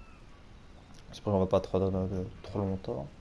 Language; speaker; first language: French; native; French